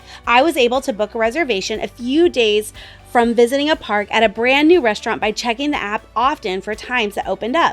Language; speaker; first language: English; native; English